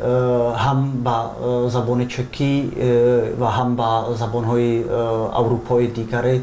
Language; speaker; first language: Persian; non-native, fluent; Czech